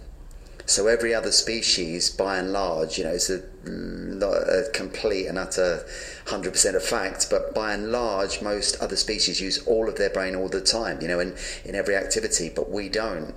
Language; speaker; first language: English; native; English